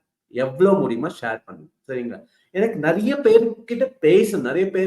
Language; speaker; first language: Tamil; early bilingual, heritage; Tamil